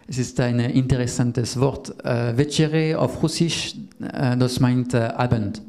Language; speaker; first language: German; non-native, learner; French